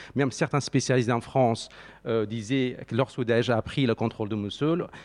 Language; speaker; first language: French; non-native, fluent; Central Kurdish